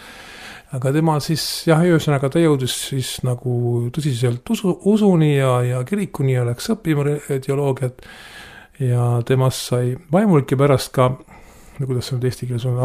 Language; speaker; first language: Estonian; native; Estonian